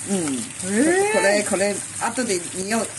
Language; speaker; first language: Japanese; non-native, learner; Chinese